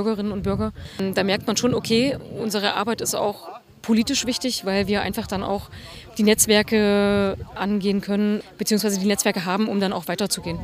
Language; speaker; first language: German; native; German